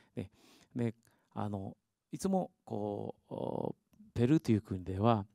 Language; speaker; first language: Japanese; early bilingual, heritage; Spanish